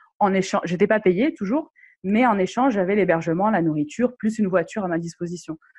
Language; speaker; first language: French; non-native, local second language; Arabic